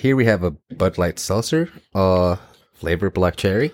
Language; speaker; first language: English; early bilingual, other home language; Spanish